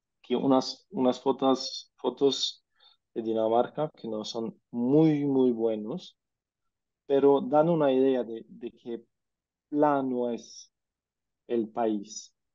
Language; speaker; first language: Spanish; non-native, fluent; Danish